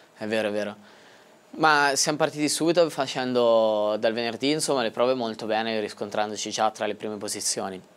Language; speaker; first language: Italian; native; Italian